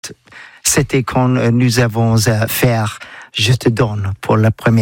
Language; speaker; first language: French; non-native, learner; English